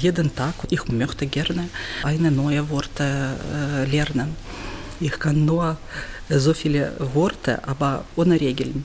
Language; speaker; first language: German; non-native, learner; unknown